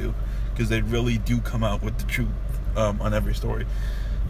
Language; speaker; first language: English; early bilingual, other home language; Urdu